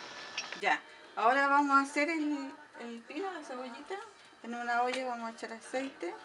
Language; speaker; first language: Spanish; native; Spanish